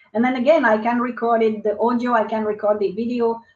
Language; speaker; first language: English; non-native, fluent; French